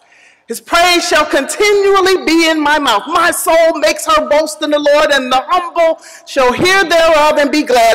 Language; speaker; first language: English; native; English